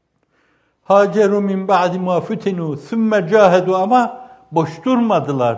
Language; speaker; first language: Turkish; native; Turkish